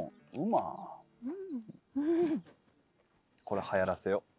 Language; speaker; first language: Japanese; native; Japanese